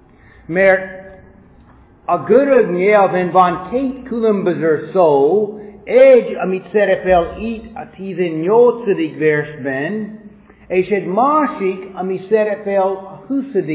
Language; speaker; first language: Hungarian; non-native, fluent; English